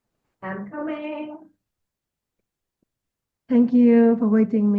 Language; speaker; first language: English; non-native, learner; Vietnamese